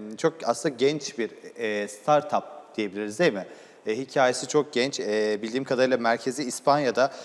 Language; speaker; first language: Turkish; native; Turkish